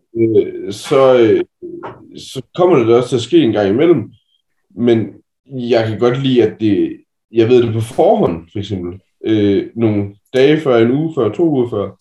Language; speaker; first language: Danish; native; Danish